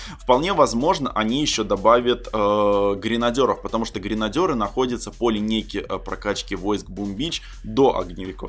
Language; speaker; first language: Russian; native; Russian